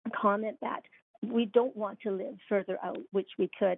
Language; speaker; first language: English; non-native, local second language; Cantonese